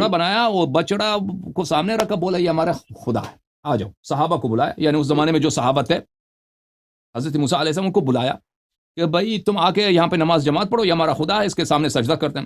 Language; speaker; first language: Urdu; non-native, fluent; Persian